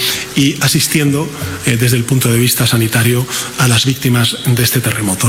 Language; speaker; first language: Spanish; native; Spanish